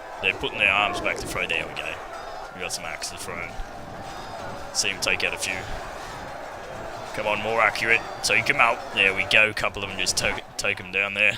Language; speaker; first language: English; native; English